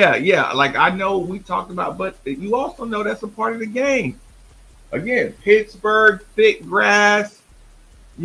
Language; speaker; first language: English; native; English